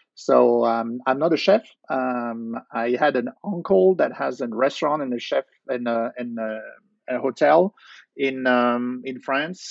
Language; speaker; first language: English; non-native, fluent; French